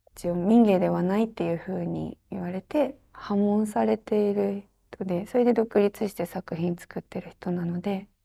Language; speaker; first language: Japanese; native; Japanese